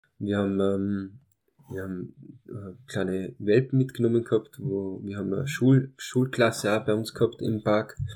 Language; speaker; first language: German; early bilingual, other home language; Hungarian